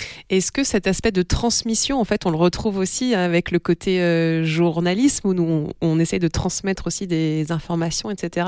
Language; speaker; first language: French; native; French